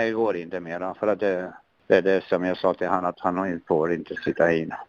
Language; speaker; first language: Swedish; non-native, learner; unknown